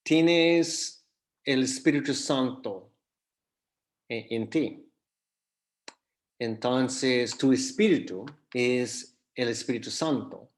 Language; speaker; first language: Spanish; non-native, fluent; English